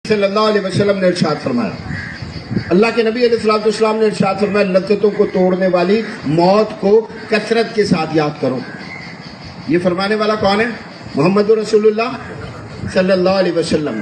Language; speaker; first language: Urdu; non-native, local second language; Punjabi